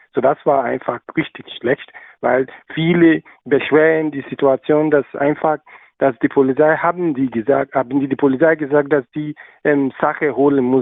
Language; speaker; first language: German; non-native, learner; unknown